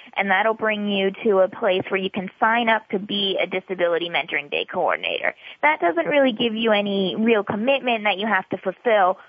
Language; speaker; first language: English; native; English